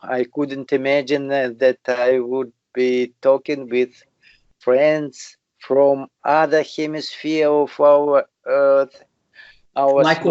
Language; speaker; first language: English; non-native, learner; Russian